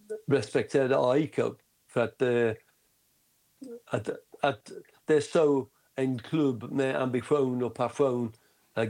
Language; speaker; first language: Swedish; non-native, fluent; English